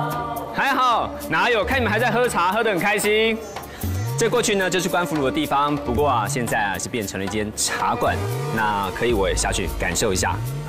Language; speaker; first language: Chinese; native; Chinese